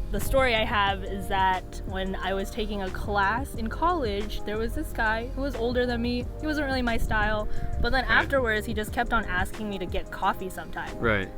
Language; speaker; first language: English; native; English